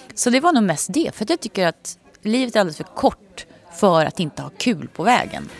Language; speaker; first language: Swedish; native; Swedish